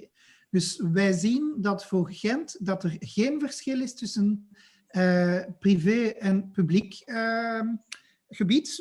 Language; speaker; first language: Dutch; non-native, local second language; French